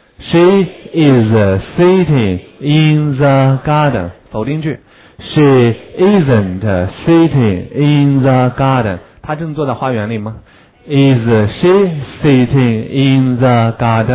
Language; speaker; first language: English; non-native, fluent; Chinese